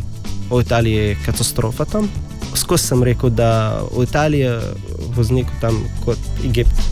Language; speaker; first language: Slovenian; non-native, learner; Arabic